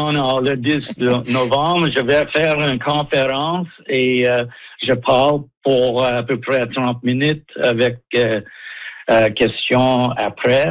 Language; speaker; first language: French; non-native, learner; English